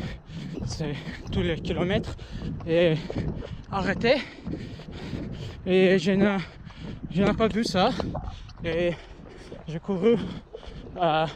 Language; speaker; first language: French; non-native, learner; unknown